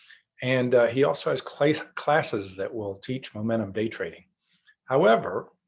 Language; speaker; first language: English; native; English